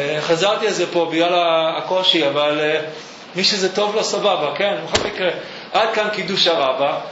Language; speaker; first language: Hebrew; native; Hebrew